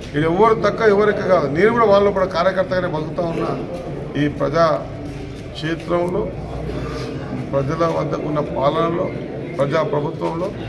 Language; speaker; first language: Telugu; native; Telugu